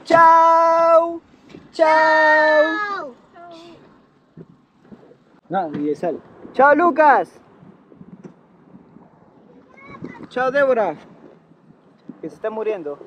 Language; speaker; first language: Spanish; native; Spanish